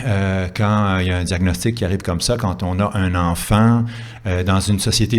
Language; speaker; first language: French; native; French